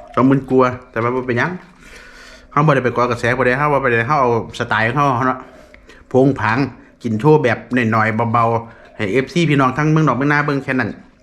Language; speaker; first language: Thai; native; Thai